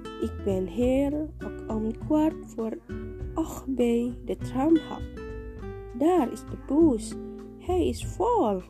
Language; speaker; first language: Dutch; non-native, learner; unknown